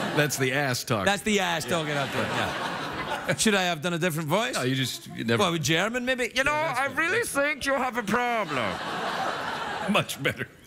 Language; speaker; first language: English; native; English